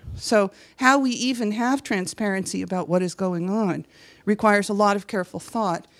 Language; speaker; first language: English; native; English